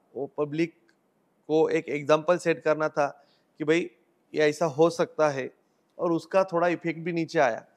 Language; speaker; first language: Hindi; non-native, local second language; Marathi